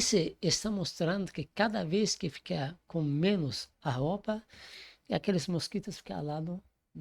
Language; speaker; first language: Portuguese; non-native, fluent; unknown